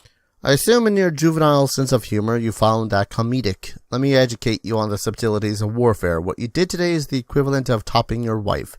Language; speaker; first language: English; native; English